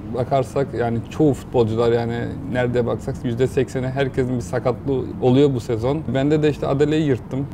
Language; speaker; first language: Turkish; early bilingual, heritage; Turkish